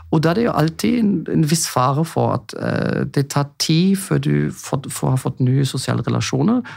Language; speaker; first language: Norwegian; non-native, fluent; German